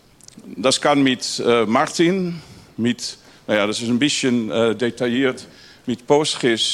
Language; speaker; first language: German; non-native, learner; Dutch